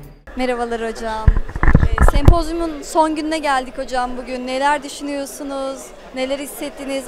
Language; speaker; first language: Turkish; native; Turkish